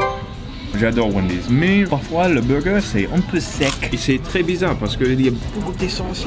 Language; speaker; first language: French; non-native, learner; English